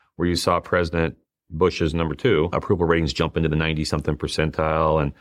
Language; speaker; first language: English; native; English